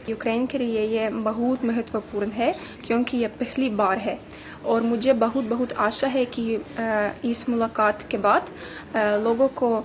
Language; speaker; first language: Hindi; non-native, fluent; Ukrainian